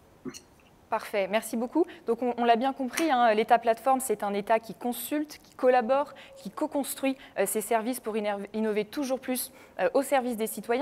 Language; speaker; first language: French; native; French